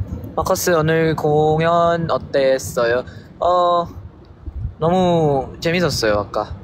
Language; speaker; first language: Korean; non-native, learner; Filipino